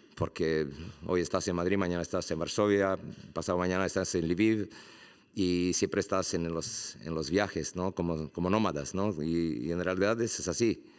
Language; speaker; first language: Spanish; non-native, fluent; Croatian